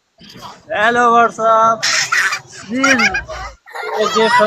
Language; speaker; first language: English; non-native, learner; Urdu